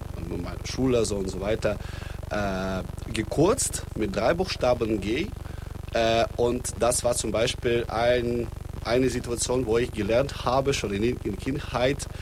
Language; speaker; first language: German; non-native, fluent; Russian